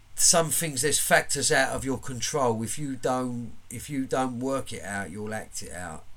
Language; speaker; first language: English; native; English